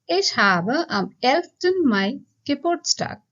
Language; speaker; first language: German; non-native, fluent; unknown